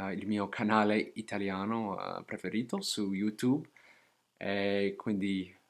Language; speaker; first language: Italian; non-native, fluent; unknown